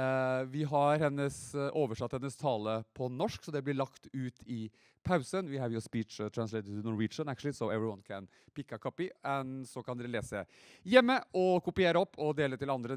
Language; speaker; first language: Norwegian; native; Norwegian